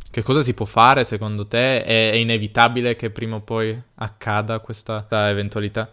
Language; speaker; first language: Italian; native; Italian